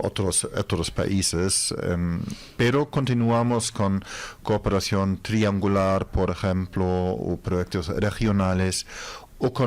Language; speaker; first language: Spanish; non-native, fluent; German